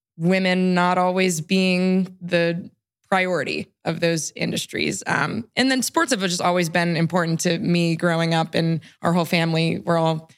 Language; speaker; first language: English; native; English